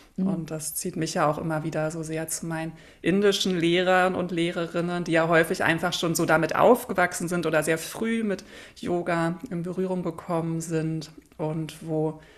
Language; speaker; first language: German; native; German